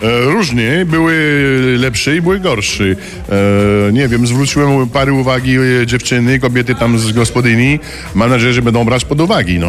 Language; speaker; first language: Polish; non-native, fluent; Spanish